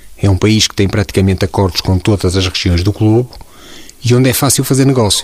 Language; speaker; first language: Portuguese; native; Portuguese